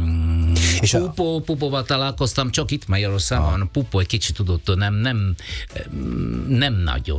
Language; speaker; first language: Hungarian; non-native, learner; Italian